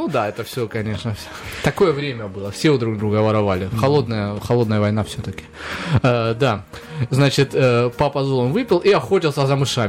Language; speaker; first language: Russian; native; Russian